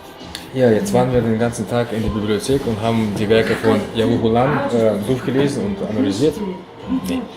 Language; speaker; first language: German; native; German